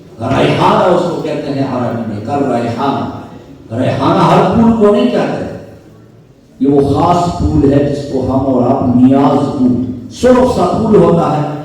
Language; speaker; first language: Urdu; non-native, local second language; Pashto